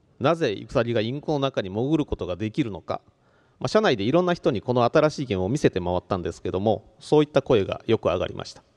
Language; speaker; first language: Japanese; native; Japanese